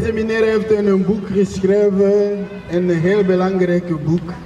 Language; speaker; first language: Dutch; non-native, fluent; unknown